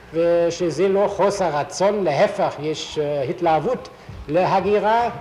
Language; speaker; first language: Hebrew; non-native, fluent; German